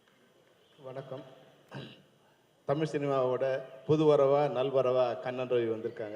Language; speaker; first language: Tamil; native; Tamil